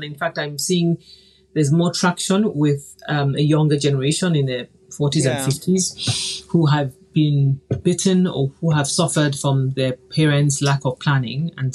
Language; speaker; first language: English; non-native, local second language; Yoruba